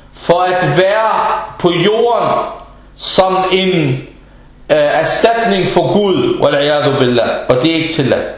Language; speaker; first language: Danish; non-native, fluent; Arabic